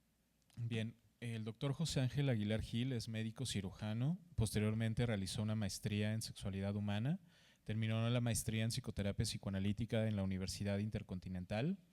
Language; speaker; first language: Spanish; native; Spanish